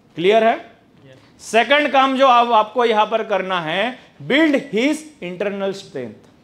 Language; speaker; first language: Hindi; non-native, local second language; Gujarati